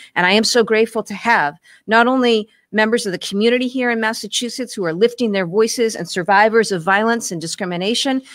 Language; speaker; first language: English; native; English